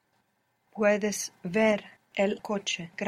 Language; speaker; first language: Spanish; non-native, learner; English